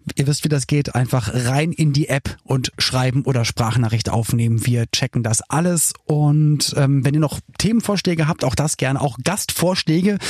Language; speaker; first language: German; non-native, fluent; English